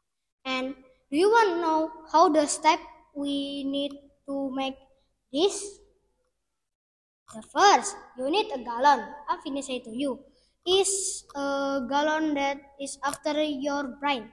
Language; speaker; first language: English; non-native, learner; Indonesian